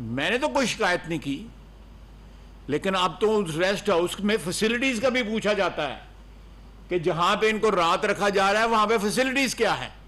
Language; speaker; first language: Urdu; non-native, local second language; Punjabi